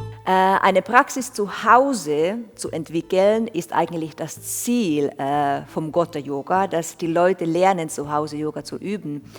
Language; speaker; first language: German; non-native, fluent; Finnish